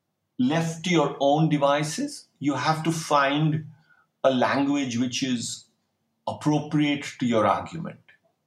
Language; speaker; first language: English; non-native, local second language; Hindi